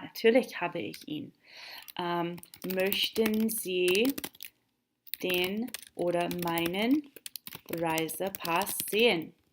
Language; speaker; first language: German; non-native, fluent; English